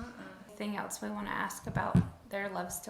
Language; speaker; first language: English; native; English